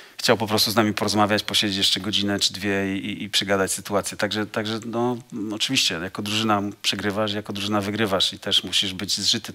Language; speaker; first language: Polish; native; Polish